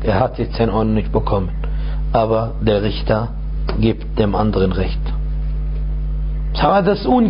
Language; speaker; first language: German; non-native, fluent; Arabic